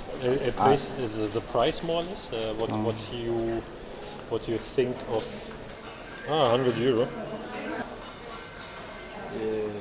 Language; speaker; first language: English; non-native, learner; Spanish